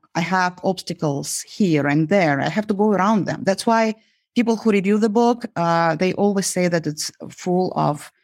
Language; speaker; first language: English; non-native, fluent; Uzbek